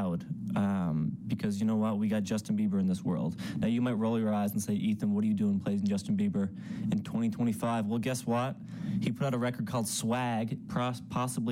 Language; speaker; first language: English; native; English